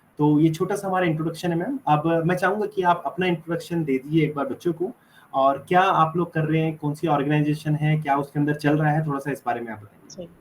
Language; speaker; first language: Hindi; native; Hindi